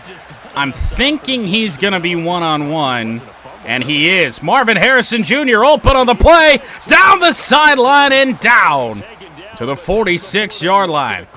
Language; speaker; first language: English; native; English